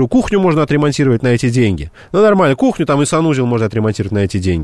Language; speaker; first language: Russian; native; Russian